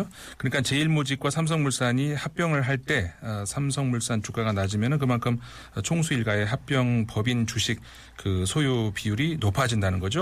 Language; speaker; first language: Korean; native; Korean